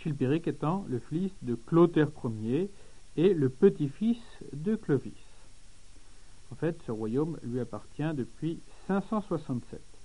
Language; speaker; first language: French; native; French